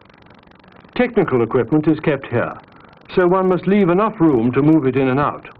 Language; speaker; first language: English; native; English